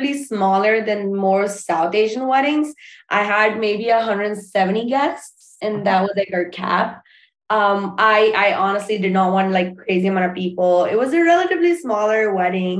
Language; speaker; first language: English; non-native, local second language; Urdu